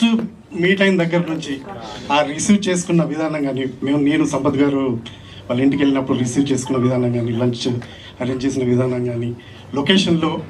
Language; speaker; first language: Telugu; native; Telugu